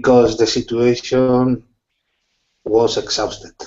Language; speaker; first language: English; non-native, learner; Spanish